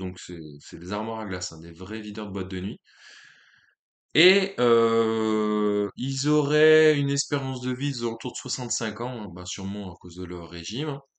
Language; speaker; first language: French; native; French